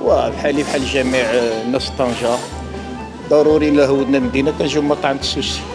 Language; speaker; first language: Arabic; native; Arabic